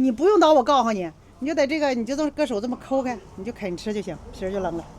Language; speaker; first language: Chinese; native; Chinese